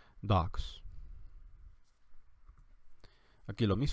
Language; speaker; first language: Spanish; non-native, fluent; English